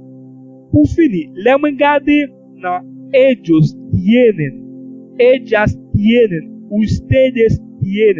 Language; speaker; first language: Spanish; non-native, learner; Haitian Creole